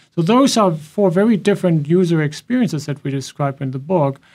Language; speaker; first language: English; non-native, fluent; German